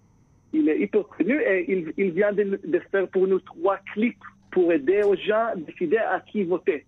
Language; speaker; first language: French; non-native, fluent; Hebrew